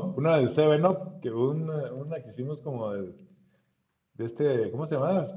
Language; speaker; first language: Spanish; native; Spanish